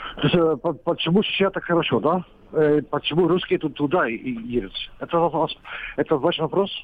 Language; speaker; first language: Russian; non-native, learner; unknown